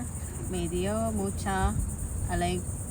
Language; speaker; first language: Spanish; non-native, learner; Lao